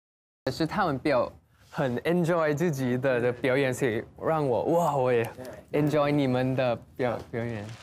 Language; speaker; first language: Chinese; non-native, learner; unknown